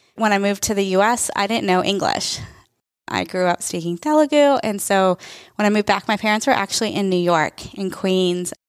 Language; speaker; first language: English; early bilingual, other home language; Telugu